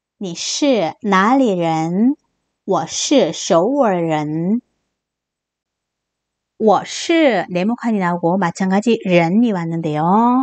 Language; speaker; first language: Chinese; non-native, fluent; Korean